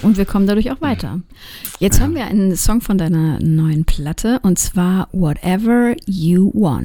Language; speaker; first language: German; native; German